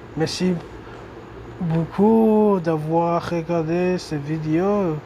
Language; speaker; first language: French; non-native, learner; English